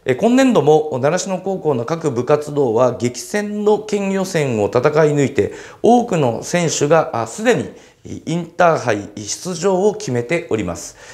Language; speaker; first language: Japanese; native; Japanese